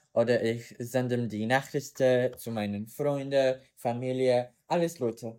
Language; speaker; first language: German; non-native, learner; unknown